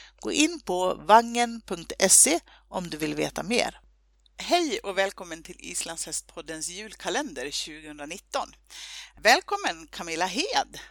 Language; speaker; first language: Swedish; native; Swedish